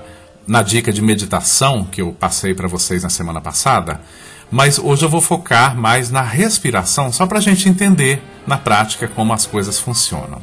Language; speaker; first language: Portuguese; native; Portuguese